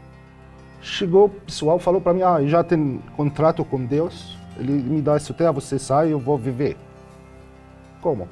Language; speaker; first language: Portuguese; non-native, learner; Arabic